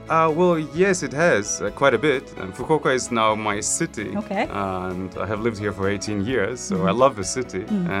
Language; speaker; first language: English; non-native, fluent; Greek